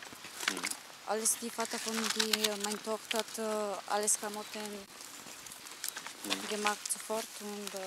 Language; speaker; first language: German; non-native, learner; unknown